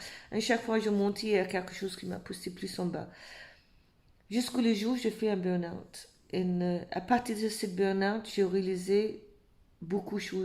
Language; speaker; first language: French; non-native, fluent; English